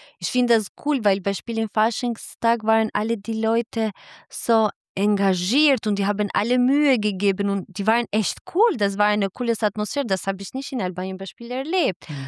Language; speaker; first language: German; non-native, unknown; Albanian